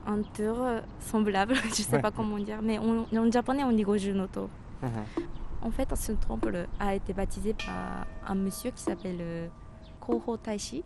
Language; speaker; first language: French; non-native, fluent; Japanese